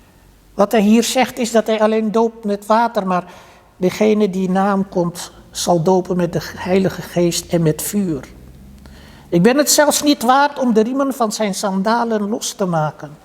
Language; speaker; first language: Dutch; early bilingual, other home language; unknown